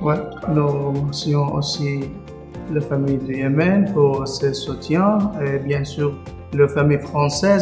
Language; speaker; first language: French; non-native, learner; Arabic